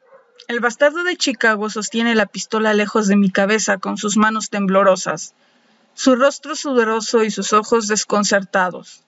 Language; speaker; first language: Spanish; native; Spanish